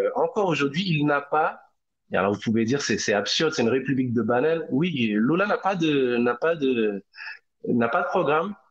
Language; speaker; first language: French; native; French